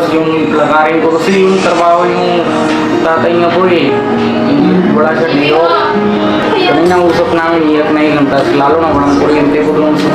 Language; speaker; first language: Filipino; non-native, learner; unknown